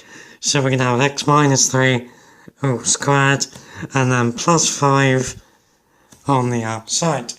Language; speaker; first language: English; native; English